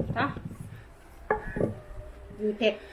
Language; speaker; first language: English; non-native, learner; Wolof